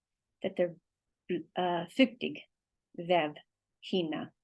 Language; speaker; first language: Swedish; non-native, learner; English